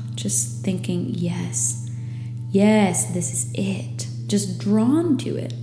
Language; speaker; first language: English; native; English